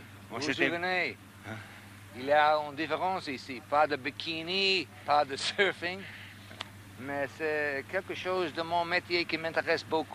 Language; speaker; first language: French; non-native, fluent; English